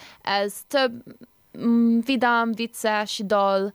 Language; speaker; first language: Hungarian; early bilingual, heritage; English